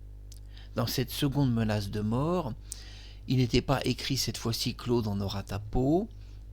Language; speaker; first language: French; native; French